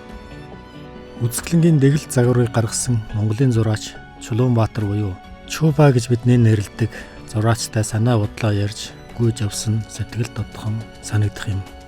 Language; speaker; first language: Mongolian; native; Mongolian